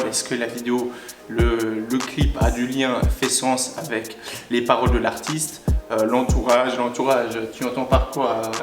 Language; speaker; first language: French; early bilingual, other home language; Russian